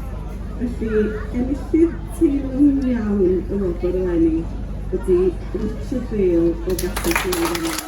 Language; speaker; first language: Welsh; native; Welsh